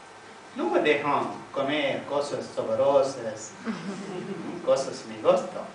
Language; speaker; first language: Spanish; non-native, fluent; Tamil